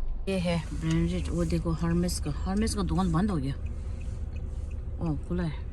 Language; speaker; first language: Hindi; non-native, local second language; Tibetan